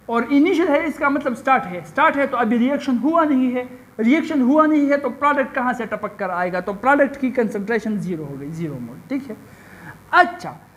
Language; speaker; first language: Urdu; non-native, local second language; Pashto